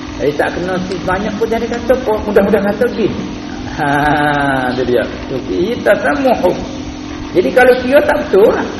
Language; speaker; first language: Malay; native; Malay